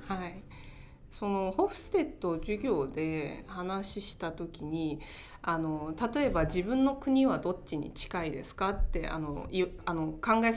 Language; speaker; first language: Japanese; non-native, fluent; Chinese